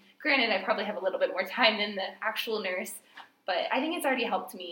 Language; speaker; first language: English; native; English